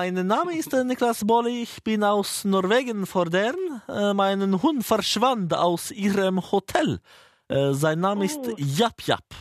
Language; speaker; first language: German; non-native, learner; Norwegian